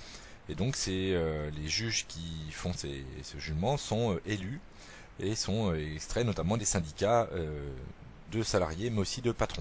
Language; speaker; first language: French; native; French